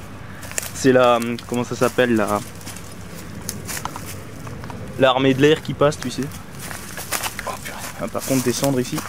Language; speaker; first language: French; native; French